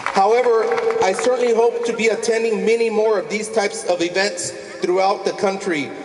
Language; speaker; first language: English; early bilingual, other home language; Spanish